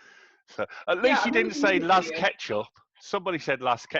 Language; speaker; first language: English; native; English